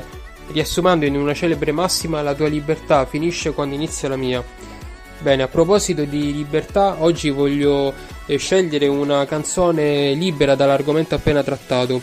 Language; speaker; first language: Italian; native; Italian